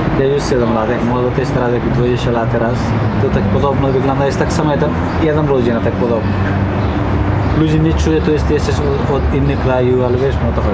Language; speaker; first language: Polish; non-native, learner; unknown